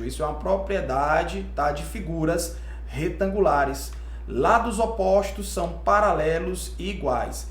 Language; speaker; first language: Portuguese; native; Portuguese